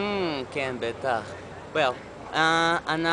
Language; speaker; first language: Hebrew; non-native, learner; Portuguese